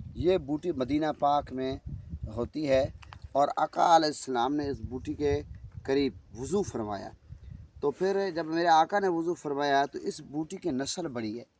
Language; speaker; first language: Urdu; non-native, local second language; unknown